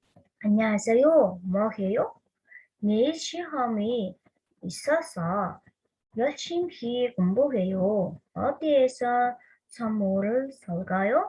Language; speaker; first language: Korean; non-native, fluent; Mongolian